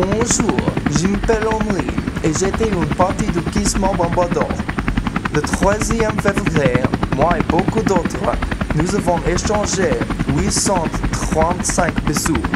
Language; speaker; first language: French; non-native, learner; English